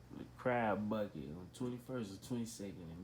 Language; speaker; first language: English; native; English